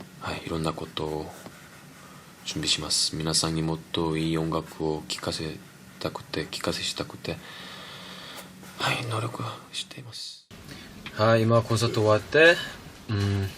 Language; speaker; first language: Japanese; non-native, fluent; Korean